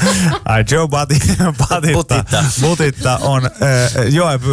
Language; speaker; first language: Finnish; native; Finnish